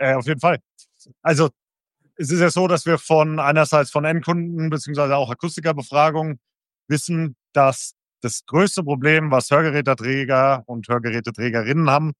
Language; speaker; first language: German; native; German